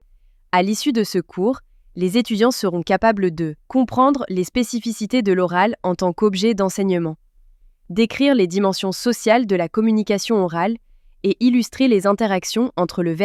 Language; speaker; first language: French; non-native, local second language; Arabic